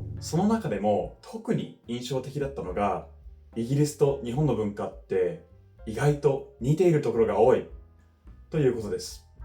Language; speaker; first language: Japanese; non-native, fluent; English